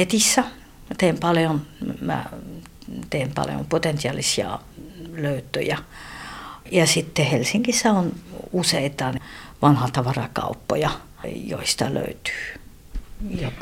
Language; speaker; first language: Finnish; non-native, fluent; French